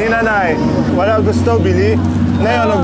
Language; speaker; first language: Filipino; non-native, learner; Arabic